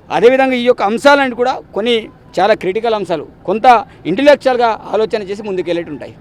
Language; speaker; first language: Telugu; non-native, local second language; Gondi